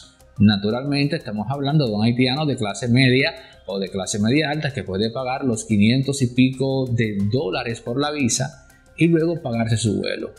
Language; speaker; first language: Spanish; native; Spanish